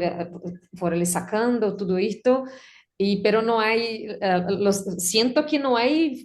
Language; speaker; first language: Spanish; non-native, learner; Portuguese